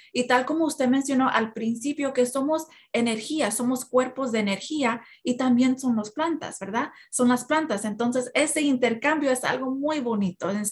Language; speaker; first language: Spanish; early bilingual, heritage; Spanish